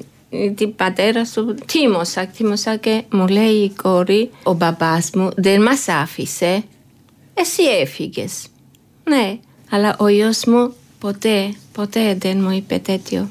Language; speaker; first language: Greek; non-native, learner; Georgian